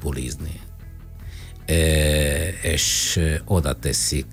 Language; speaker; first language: Hungarian; non-native, learner; Italian